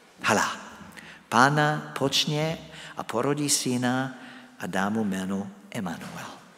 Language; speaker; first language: Slovak; non-native, fluent; English